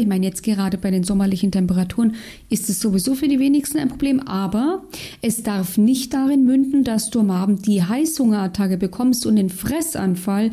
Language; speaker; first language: German; native; German